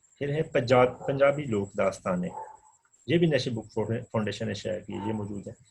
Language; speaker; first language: Urdu; non-native, local second language; Punjabi